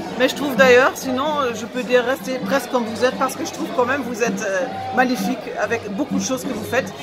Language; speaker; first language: French; non-native, fluent; German